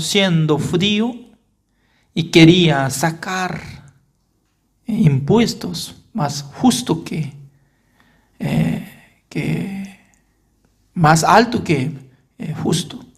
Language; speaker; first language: Spanish; non-native, fluent; Korean